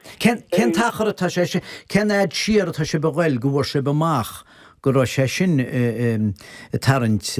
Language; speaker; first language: Irish; native; Irish